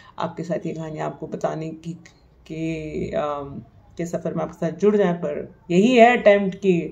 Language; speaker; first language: Hindi; native; Hindi